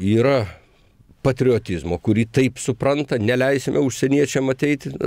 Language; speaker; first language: Lithuanian; native; Lithuanian